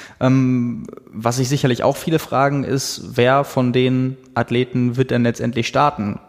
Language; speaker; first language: German; native; German